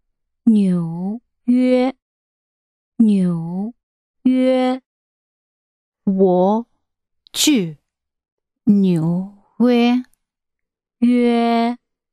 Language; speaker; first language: Chinese; non-native, learner; English